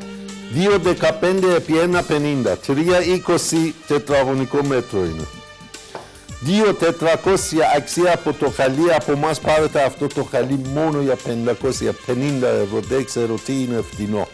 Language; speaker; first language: Greek; non-native, learner; Persian